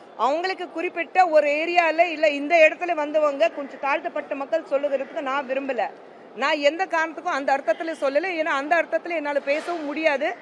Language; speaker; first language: Tamil; non-native, fluent; Hindi